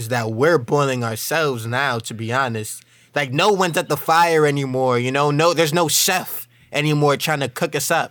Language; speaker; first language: English; native; English